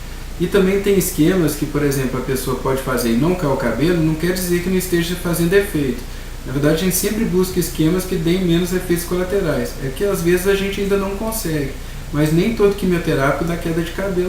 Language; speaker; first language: Portuguese; native; Portuguese